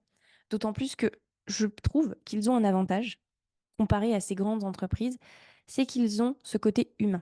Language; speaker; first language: French; native; French